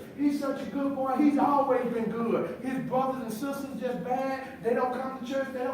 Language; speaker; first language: English; native; English